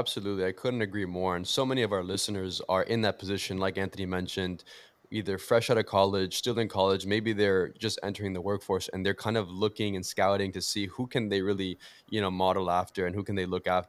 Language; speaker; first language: English; early bilingual, other home language; Portuguese